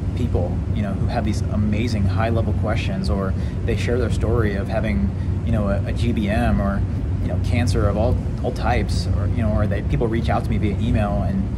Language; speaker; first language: English; native; English